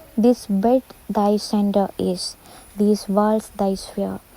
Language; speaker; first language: English; non-native, local second language; Malayalam